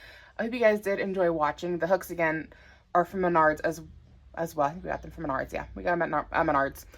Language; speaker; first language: English; native; English